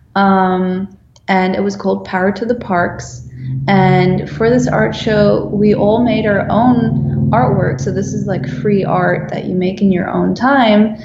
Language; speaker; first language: English; non-native, fluent; Dutch